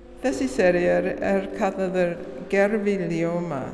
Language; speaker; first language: Icelandic; non-native, learner; English